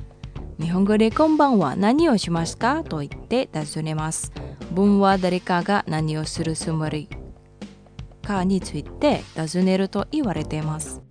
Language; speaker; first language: Japanese; non-native, fluent; Indonesian